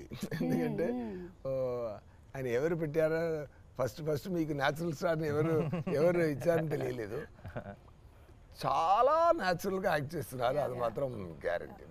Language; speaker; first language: Telugu; non-native, learner; Tamil